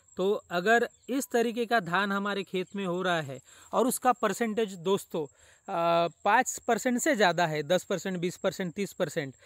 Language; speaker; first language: Hindi; non-native, local second language; Marathi